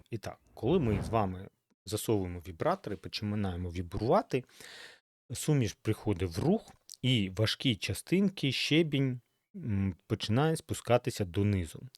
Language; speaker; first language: Ukrainian; native; Ukrainian